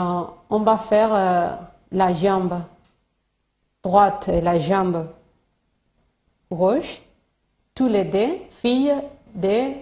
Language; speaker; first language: French; non-native, fluent; Spanish